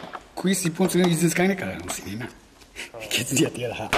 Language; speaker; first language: Japanese; native; Japanese